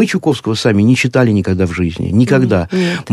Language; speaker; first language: Russian; native; Russian